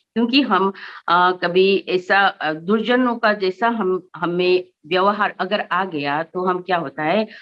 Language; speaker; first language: Hindi; non-native, local second language; Nepali